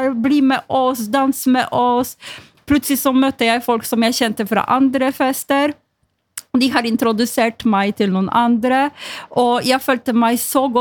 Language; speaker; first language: Norwegian; non-native, fluent; Polish